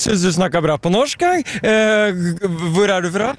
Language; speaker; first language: Norwegian; native; Norwegian